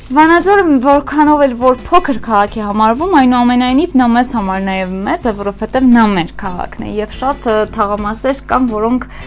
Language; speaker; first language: Armenian; native; Armenian